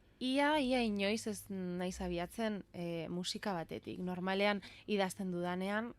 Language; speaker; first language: Basque; non-native, local second language; Spanish